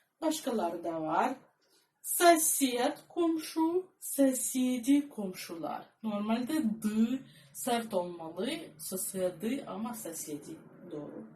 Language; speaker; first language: Turkish; non-native, fluent; Russian